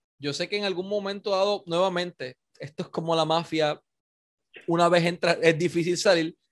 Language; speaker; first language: Spanish; native; Spanish